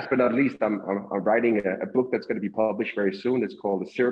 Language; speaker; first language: English; non-native, fluent; Danish